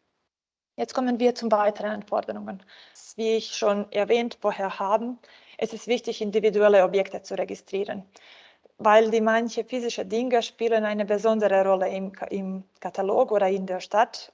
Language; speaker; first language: German; non-native, fluent; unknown